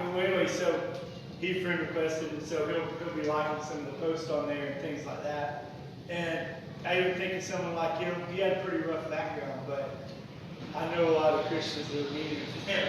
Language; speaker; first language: English; native; English